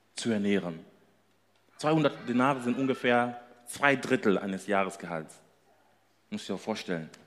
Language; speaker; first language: German; non-native, fluent; Swahili